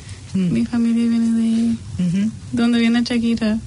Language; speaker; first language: Spanish; early bilingual, heritage; Spanish